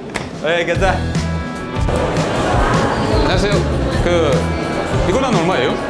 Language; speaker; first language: Korean; non-native, learner; French